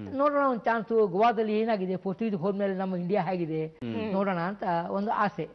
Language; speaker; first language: Kannada; native; Kannada